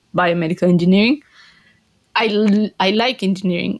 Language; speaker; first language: English; non-native, fluent; Spanish